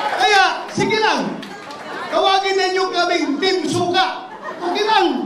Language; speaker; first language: Filipino; non-native, local second language; Cebuano